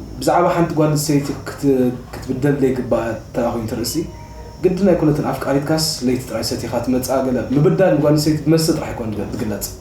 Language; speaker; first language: Tigrinya; native; Tigrinya